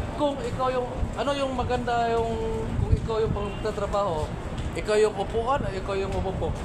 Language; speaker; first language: Filipino; non-native, local second language; Cebuano